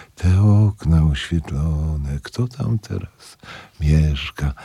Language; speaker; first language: Polish; native; Polish